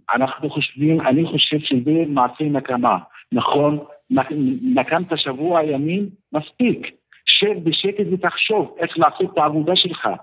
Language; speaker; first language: Hebrew; non-native, fluent; Arabic